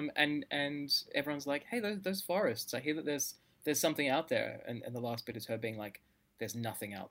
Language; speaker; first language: English; native; English